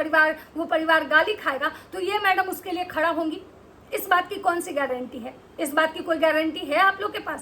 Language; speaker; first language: Hindi; native; Hindi